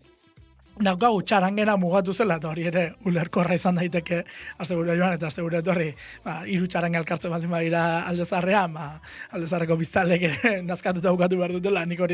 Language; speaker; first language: Basque; native; Basque